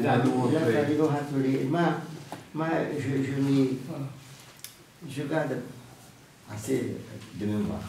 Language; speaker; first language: French; non-native, fluent; Portuguese